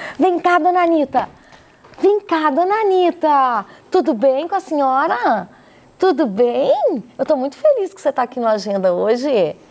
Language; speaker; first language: Portuguese; native; Portuguese